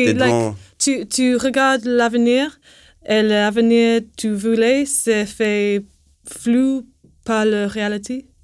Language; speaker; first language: French; non-native, learner; English